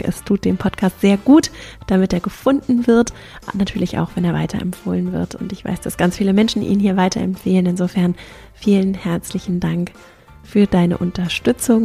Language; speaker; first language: German; native; German